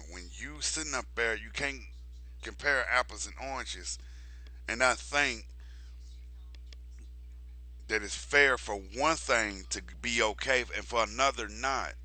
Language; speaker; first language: English; native; English